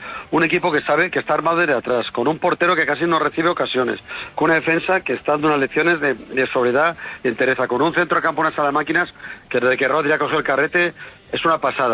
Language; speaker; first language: Spanish; native; Spanish